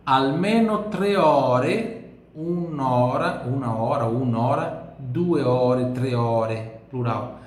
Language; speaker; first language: Italian; non-native, fluent; Portuguese